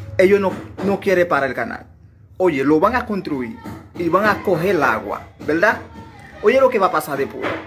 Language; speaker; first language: Spanish; non-native, fluent; Haitian Creole